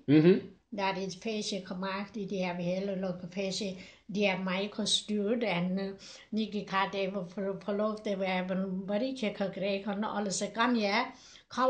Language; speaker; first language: Dutch; non-native, learner; Nepali